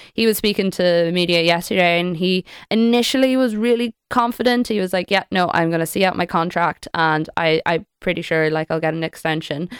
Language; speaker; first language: English; native; English